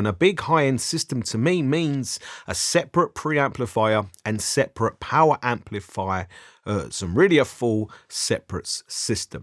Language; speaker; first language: English; native; English